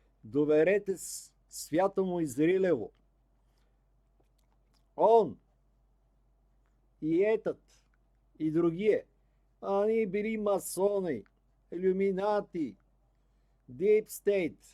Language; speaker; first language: Russian; non-native, learner; Bulgarian